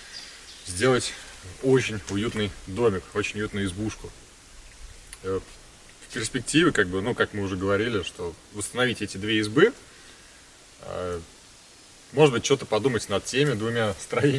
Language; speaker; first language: Russian; native; Russian